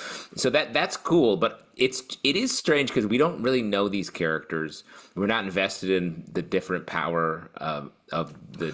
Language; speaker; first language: English; native; English